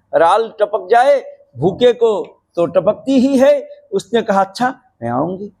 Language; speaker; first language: Urdu; non-native, fluent; Bangla